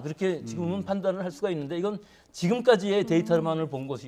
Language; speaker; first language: Korean; native; Korean